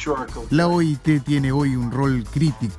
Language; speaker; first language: Spanish; native; Spanish